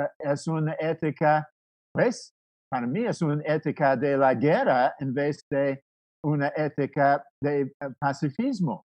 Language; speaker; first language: Spanish; non-native, fluent; English